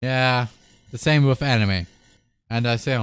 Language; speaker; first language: English; non-native, learner; German